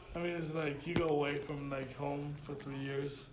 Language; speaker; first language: English; non-native, fluent; German